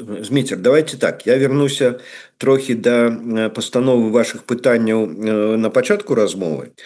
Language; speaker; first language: Belarusian; non-native, local second language; Russian